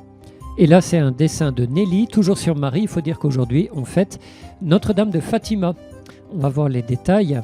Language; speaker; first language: French; native; French